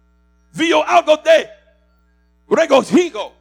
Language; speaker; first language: Spanish; non-native, learner; English